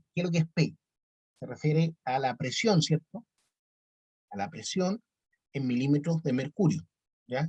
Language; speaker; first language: Spanish; native; Spanish